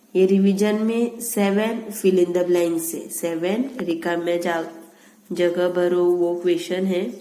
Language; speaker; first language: Hindi; non-native, local second language; Marathi